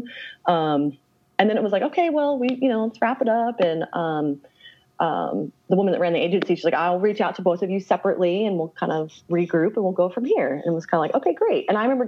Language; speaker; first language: English; native; English